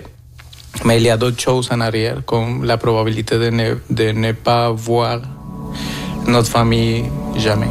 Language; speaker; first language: French; non-native, fluent; Spanish